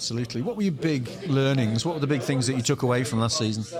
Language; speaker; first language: English; native; English